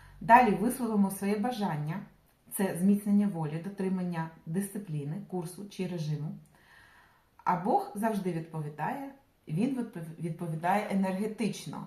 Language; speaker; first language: Ukrainian; non-native, local second language; Russian